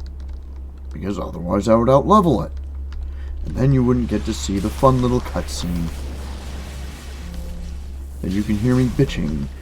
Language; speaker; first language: English; native; English